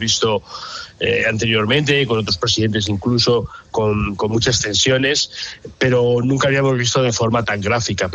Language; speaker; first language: Spanish; native; Spanish